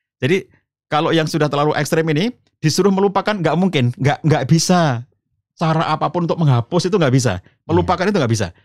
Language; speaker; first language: Indonesian; native; Indonesian